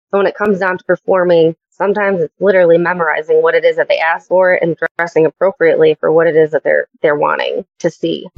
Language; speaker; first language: English; native; English